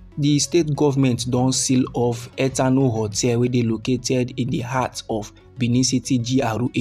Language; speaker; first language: Nigerian Pidgin; native; Nigerian Pidgin